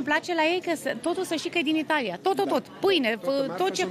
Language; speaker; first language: Romanian; native; Romanian